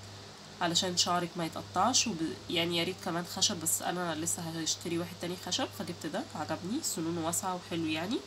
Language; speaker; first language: Arabic; native; Arabic